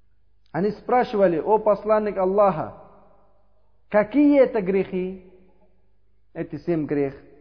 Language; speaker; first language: Russian; non-native, learner; Uzbek